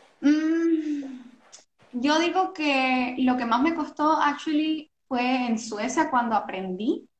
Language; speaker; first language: Spanish; native; Spanish